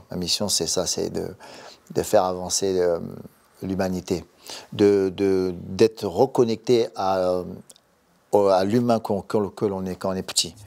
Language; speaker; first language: French; native; French